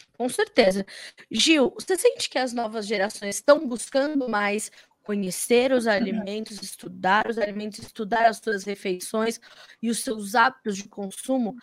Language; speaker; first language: Portuguese; native; Portuguese